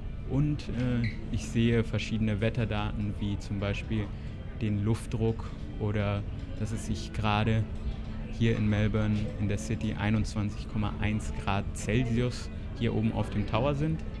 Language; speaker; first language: German; native; German